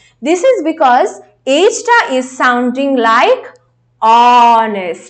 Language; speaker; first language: English; non-native, local second language; Bangla